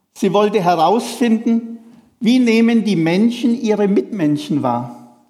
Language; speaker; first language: German; native; German